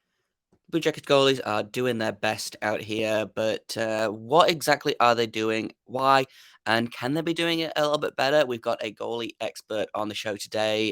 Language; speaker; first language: English; native; English